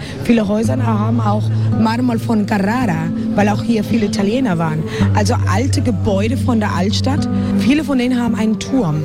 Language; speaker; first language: German; non-native, fluent; Spanish